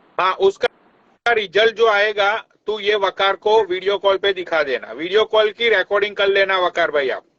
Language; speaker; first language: Hindi; native; Hindi